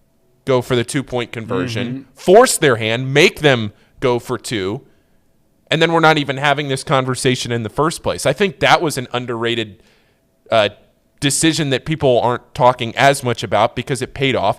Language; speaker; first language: English; native; English